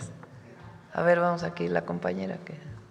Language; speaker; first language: Spanish; native; Spanish